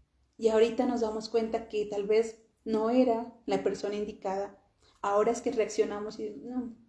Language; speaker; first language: Spanish; native; Spanish